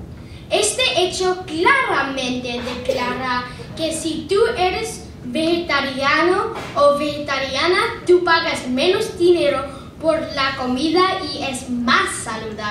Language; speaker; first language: Spanish; non-native, learner; English